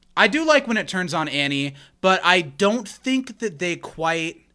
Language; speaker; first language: English; native; English